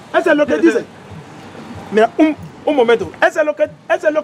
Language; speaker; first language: Spanish; non-native, learner; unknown